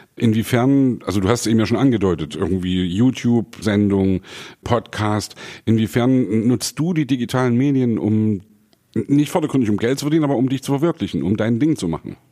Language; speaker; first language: German; native; German